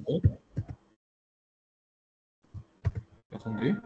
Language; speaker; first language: French; non-native, local second language; Arabic